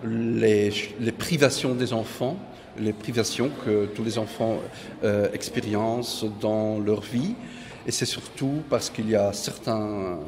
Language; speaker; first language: French; non-native, fluent; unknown